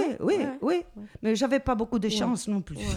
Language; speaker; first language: French; non-native, fluent; Spanish